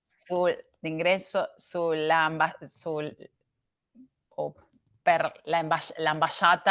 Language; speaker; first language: Italian; non-native, learner; Spanish